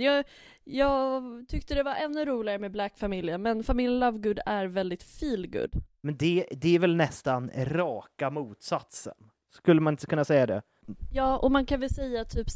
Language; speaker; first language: Swedish; native; Swedish